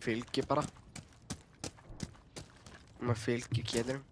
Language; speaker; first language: Icelandic; native; Icelandic